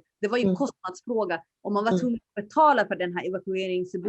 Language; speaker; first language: Swedish; early bilingual, other home language; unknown